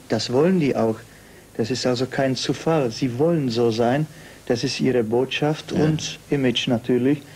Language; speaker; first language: German; non-native, fluent; Czech